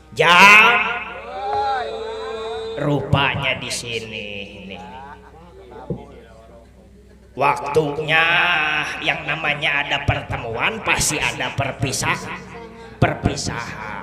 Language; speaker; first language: Indonesian; native; Indonesian